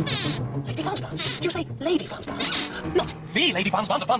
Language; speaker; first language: English; native; English